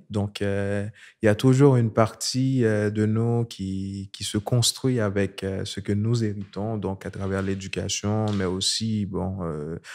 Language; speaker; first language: French; non-native, local second language; Haitian Creole